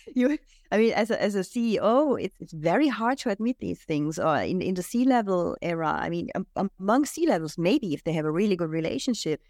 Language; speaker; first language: English; non-native, fluent; German